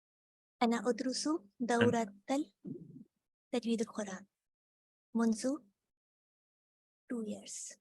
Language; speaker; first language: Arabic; non-native, learner; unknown